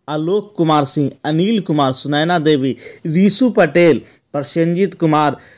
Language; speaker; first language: Hindi; native; Hindi